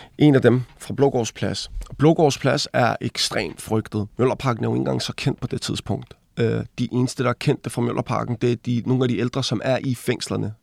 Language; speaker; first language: Danish; early bilingual, other home language; Arabic